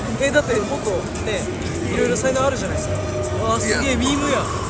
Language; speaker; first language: Japanese; native; Japanese